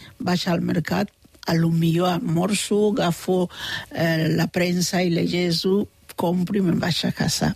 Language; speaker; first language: Catalan; non-native, fluent; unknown